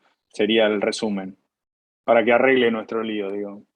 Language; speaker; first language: Spanish; native; Spanish